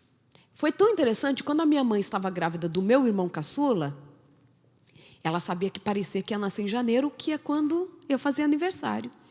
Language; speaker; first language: Portuguese; native; Portuguese